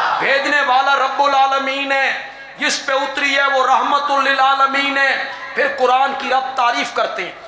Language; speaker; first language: Urdu; non-native, local second language; Punjabi